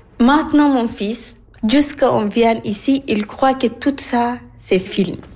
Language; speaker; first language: French; non-native, learner; Arabic